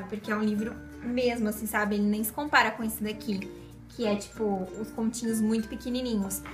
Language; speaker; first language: Portuguese; native; Portuguese